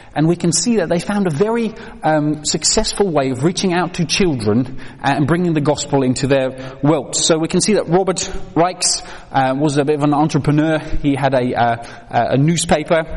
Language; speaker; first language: English; non-native, fluent; Dutch